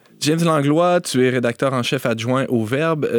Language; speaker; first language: French; native; French